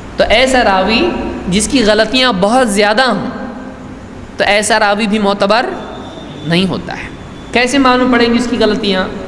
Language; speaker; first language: Urdu; native; Urdu